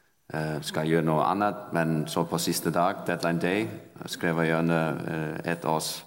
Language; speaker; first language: Danish; non-native, fluent; Icelandic